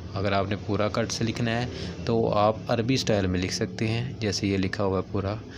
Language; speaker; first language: Urdu; non-native, local second language; Punjabi